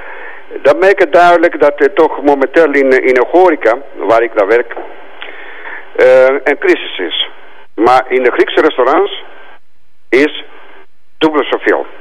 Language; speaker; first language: Dutch; non-native, fluent; Greek